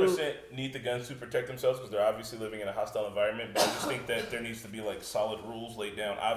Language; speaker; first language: English; native; English